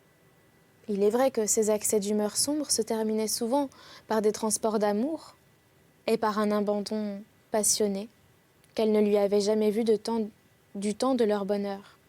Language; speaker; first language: French; native; French